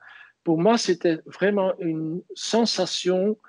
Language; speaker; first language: French; non-native, fluent; Dutch